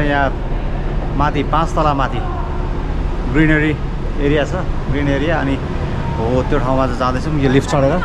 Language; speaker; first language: Nepali; native; Nepali